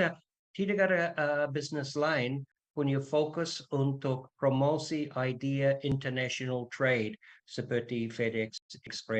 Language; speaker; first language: Indonesian; non-native, learner; English